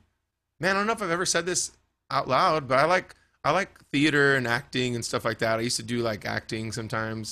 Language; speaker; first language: English; native; English